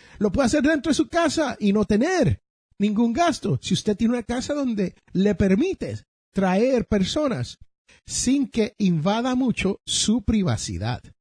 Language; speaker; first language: Spanish; early bilingual, heritage; Spanish